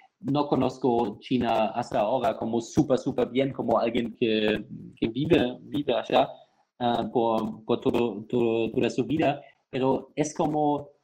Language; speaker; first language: Spanish; non-native, fluent; German